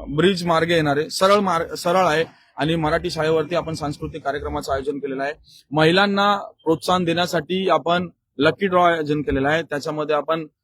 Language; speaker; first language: Marathi; non-native, local second language; Lambadi